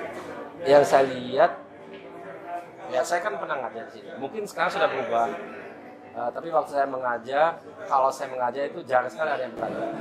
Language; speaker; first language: Indonesian; early bilingual, heritage; German